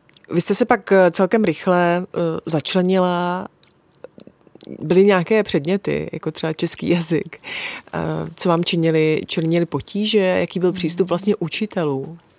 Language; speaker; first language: Czech; native; Czech